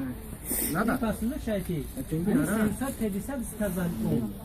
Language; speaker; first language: Russian; non-native, learner; Tajik